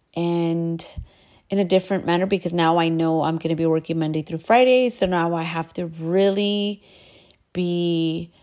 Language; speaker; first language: English; early bilingual, other home language; Spanish